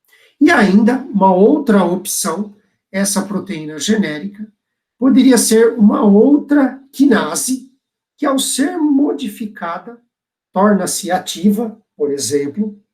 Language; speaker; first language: Portuguese; native; Portuguese